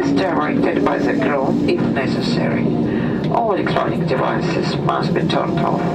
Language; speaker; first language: English; non-native, fluent; Russian